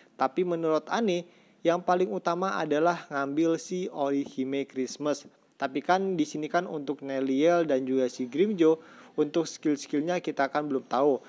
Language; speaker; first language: Indonesian; native; Indonesian